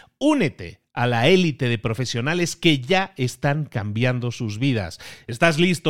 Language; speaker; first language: Spanish; native; Spanish